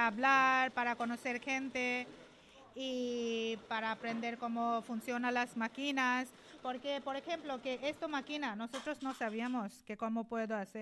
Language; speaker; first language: Spanish; non-native, learner; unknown